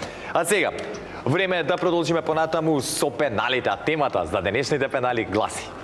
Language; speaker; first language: Macedonian; native; Macedonian